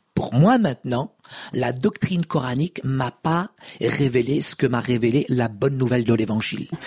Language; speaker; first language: French; early bilingual, other home language; Arabic